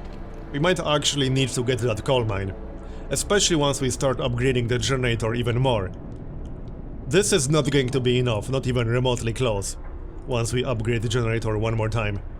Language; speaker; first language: English; native; English